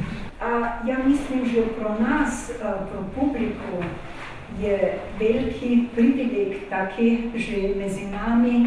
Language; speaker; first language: Czech; non-native, fluent; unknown